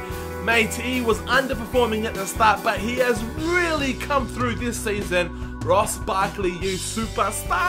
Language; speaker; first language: English; native; English